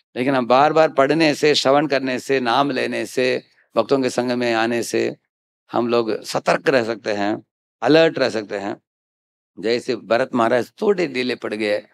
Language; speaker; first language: Hindi; native; Hindi